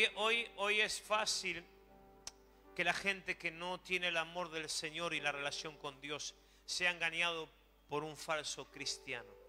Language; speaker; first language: Spanish; native; Spanish